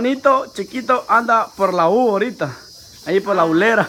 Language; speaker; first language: Spanish; native; Spanish